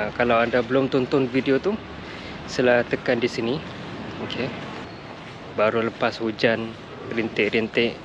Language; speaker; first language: Malay; non-native, fluent; Western Cham